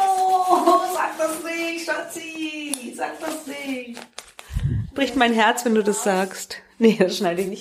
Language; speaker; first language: German; native; German